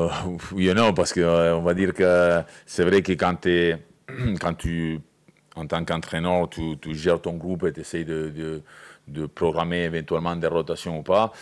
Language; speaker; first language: French; native; French